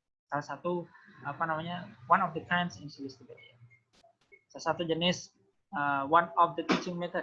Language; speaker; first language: English; non-native, fluent; Indonesian